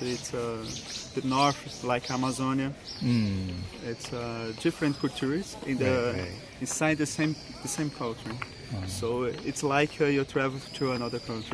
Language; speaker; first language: English; non-native, learner; Portuguese